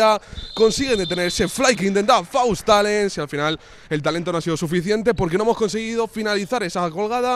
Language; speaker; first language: Spanish; native; Spanish